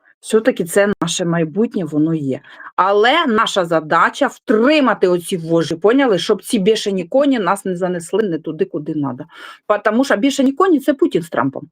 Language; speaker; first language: Ukrainian; non-native, local second language; Russian